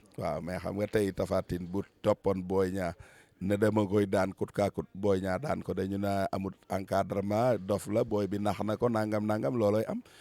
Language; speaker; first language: Wolof; native; Wolof